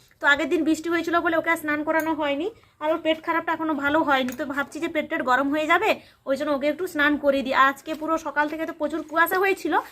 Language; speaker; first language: Bangla; non-native, local second language; Santali